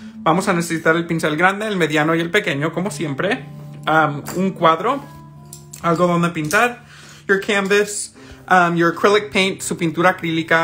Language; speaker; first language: Spanish; early bilingual, heritage; Spanish